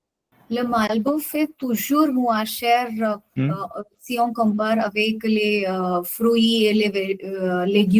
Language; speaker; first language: French; non-native, learner; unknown